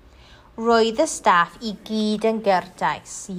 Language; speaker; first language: Welsh; non-native, local second language; English